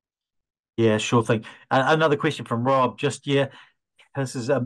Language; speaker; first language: English; native; English